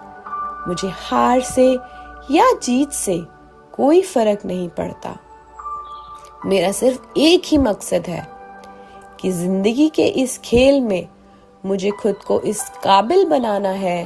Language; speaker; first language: Hindi; native; Hindi